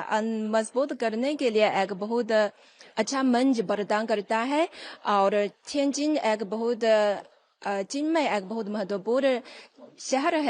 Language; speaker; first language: Hindi; non-native, fluent; Chinese